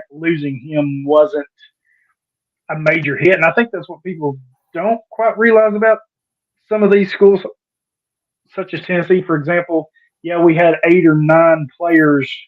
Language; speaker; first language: English; native; English